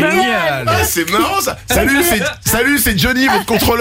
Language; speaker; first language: French; native; French